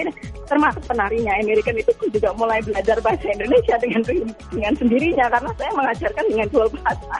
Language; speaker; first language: Indonesian; native; Indonesian